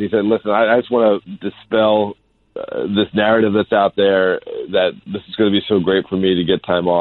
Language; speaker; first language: English; native; English